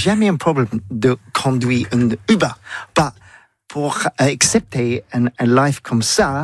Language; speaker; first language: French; non-native, learner; English